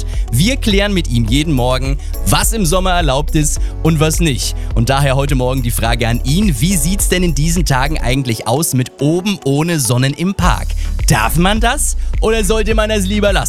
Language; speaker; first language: German; native; German